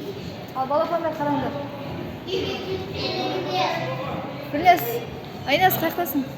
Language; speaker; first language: Kazakh; native; Kazakh